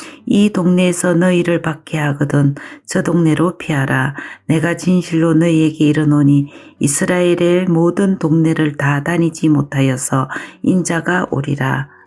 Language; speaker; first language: Korean; native; Korean